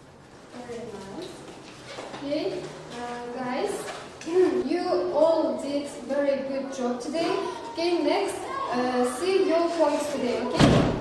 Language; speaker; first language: English; non-native, learner; Kazakh